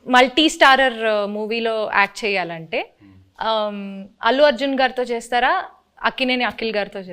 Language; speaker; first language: Telugu; native; Telugu